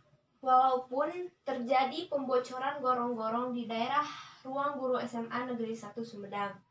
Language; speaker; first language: Indonesian; native; Indonesian